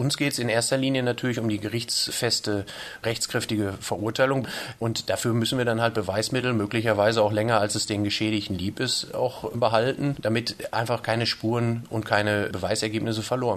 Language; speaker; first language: German; native; German